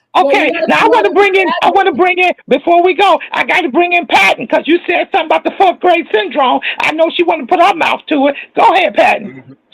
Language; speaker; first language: English; native; English